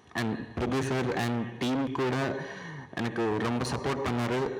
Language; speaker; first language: Tamil; non-native, learner; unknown